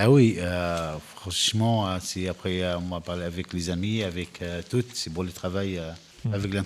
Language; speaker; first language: French; non-native, learner; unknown